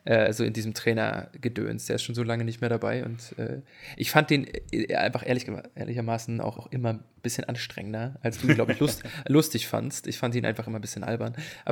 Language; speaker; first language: German; native; German